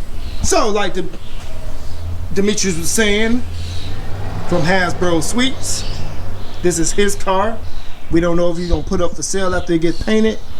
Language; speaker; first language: English; native; English